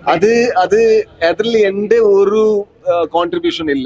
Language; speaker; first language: Malayalam; non-native, learner; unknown